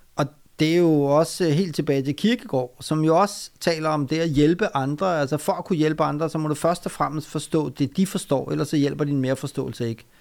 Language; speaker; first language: Danish; early bilingual, other home language; Urdu